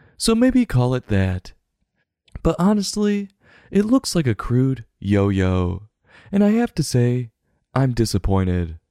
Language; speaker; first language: English; native; English